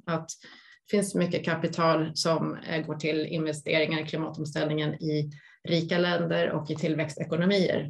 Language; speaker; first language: Swedish; native; Swedish